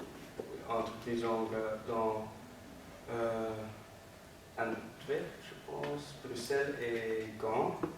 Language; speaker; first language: French; non-native, learner; Dutch